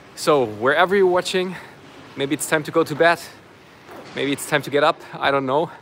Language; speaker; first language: English; non-native, fluent; German